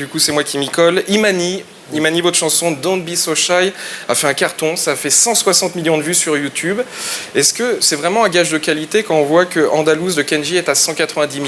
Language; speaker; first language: French; native; French